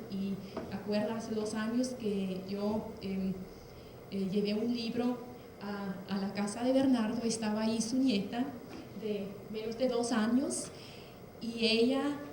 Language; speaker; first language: Spanish; non-native, fluent; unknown